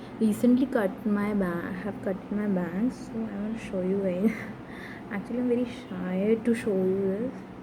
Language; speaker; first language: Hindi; non-native, local second language; Nepali